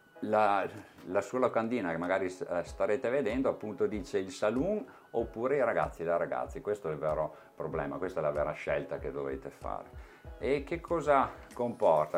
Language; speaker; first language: Italian; native; Italian